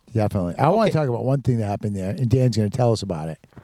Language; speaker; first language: English; native; English